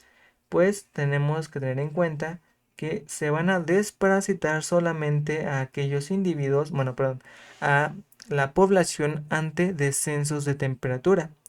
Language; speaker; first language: Spanish; native; Spanish